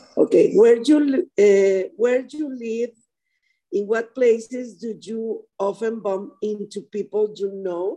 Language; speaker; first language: English; non-native, learner; Spanish